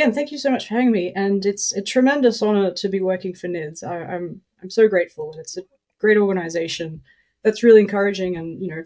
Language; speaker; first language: English; native; English